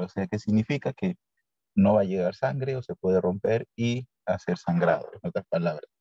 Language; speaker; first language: Spanish; native; Spanish